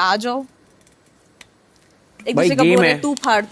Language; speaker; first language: Hindi; native; Hindi